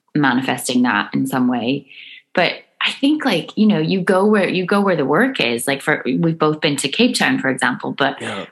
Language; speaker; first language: English; native; English